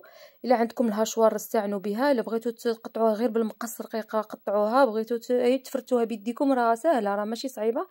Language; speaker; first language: Arabic; native; Arabic